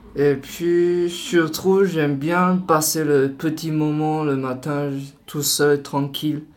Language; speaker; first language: French; non-native, learner; Chinese